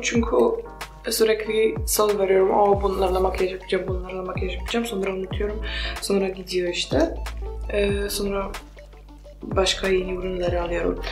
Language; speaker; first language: Turkish; non-native, fluent; Polish